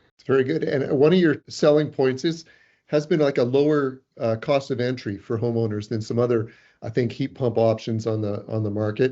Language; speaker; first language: English; native; English